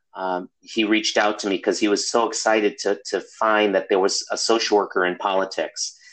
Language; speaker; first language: English; native; English